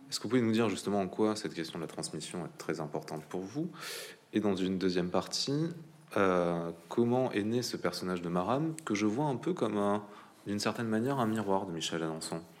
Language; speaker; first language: French; native; French